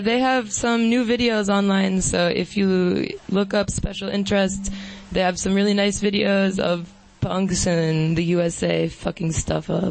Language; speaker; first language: English; native; English